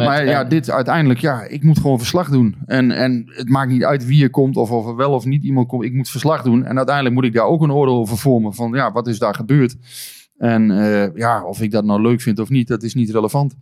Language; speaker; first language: Dutch; native; Dutch